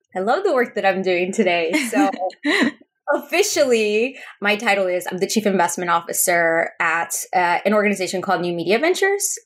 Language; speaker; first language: English; early bilingual, other home language; Spanish